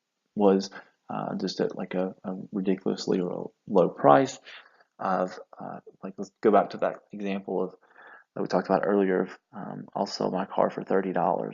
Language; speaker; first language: English; native; English